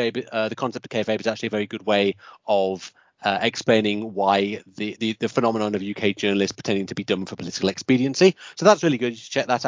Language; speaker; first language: English; native; English